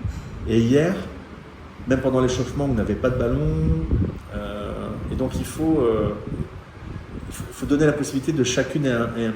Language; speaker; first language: French; native; French